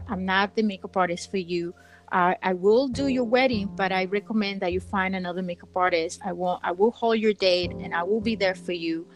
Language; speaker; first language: English; early bilingual, other home language; Spanish